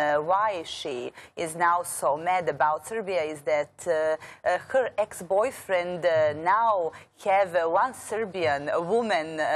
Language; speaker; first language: English; non-native, learner; Serbian